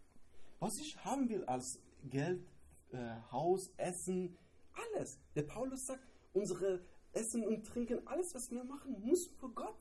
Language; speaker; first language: German; non-native, learner; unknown